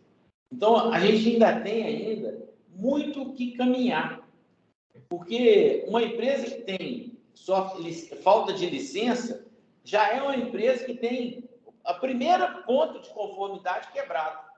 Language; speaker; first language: Portuguese; native; Portuguese